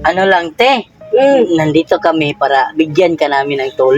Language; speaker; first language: Filipino; non-native, local second language; Cebuano